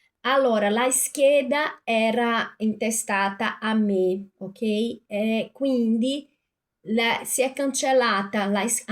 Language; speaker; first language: Italian; non-native, fluent; Portuguese